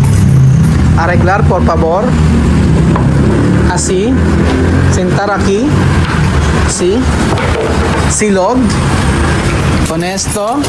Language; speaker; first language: Spanish; non-native, learner; Filipino